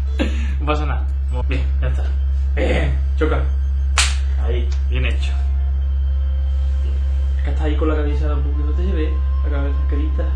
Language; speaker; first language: Spanish; native; Spanish